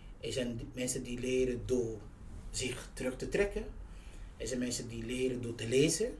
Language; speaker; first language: Dutch; non-native, fluent; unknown